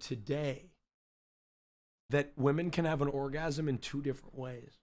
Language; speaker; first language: English; native; English